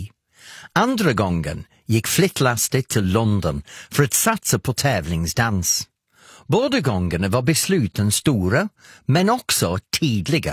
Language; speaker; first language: Swedish; non-native, fluent; English